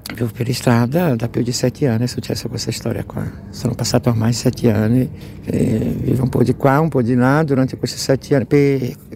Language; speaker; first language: Italian; non-native, fluent; Portuguese